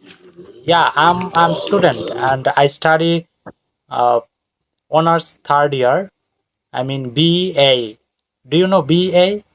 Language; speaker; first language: English; non-native, fluent; Bangla